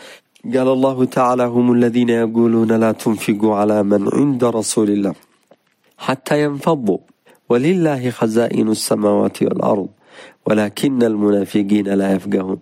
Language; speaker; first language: Arabic; native; Arabic